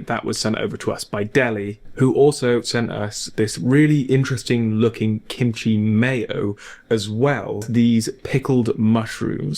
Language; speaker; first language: English; native; English